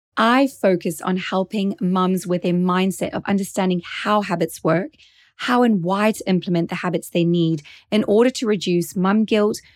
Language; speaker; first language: English; native; English